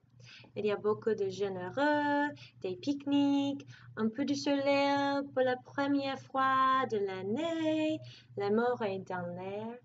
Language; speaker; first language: French; non-native, learner; English